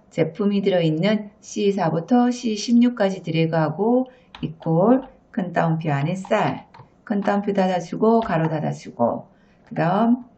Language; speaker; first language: Korean; native; Korean